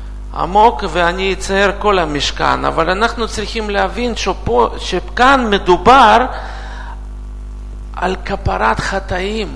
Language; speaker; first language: Hebrew; non-native, fluent; Russian